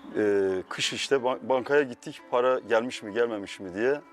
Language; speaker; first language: Turkish; native; Turkish